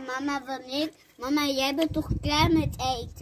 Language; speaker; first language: Dutch; early bilingual, other home language; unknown